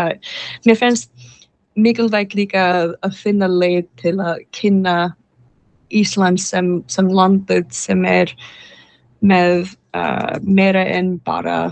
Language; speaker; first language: Icelandic; non-native, learner; English